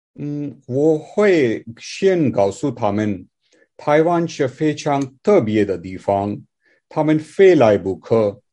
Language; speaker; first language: Chinese; non-native, learner; English